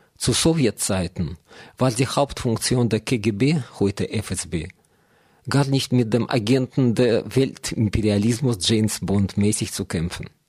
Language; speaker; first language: German; non-native, fluent; Russian